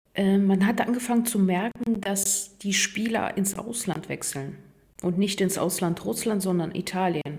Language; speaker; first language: German; non-native, fluent; Russian